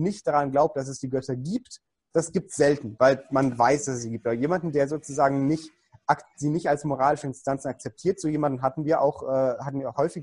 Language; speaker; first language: German; native; German